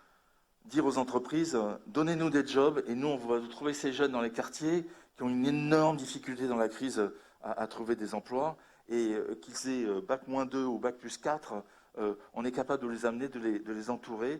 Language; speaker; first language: French; native; French